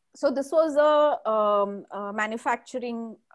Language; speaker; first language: English; non-native, local second language; Malayalam